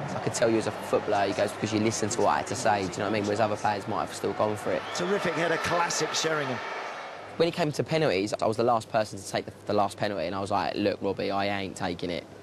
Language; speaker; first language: English; native; English